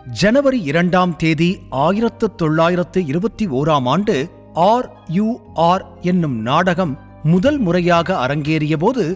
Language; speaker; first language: Tamil; native; Tamil